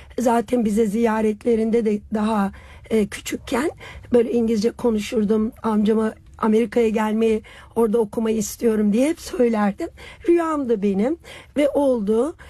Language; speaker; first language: Turkish; native; Turkish